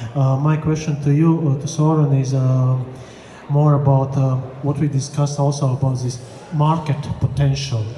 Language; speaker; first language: English; non-native, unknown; Latvian